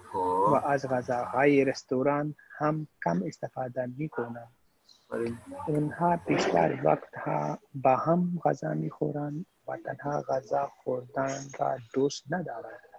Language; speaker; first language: Persian; non-native, learner; Urdu